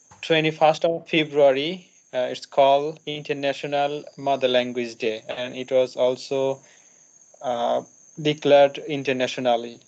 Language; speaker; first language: English; non-native, learner; Bangla